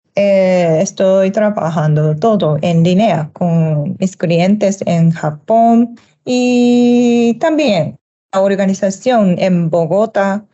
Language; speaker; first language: Spanish; non-native, learner; Japanese